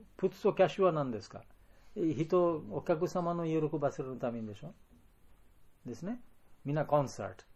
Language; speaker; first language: Japanese; non-native, learner; Bangla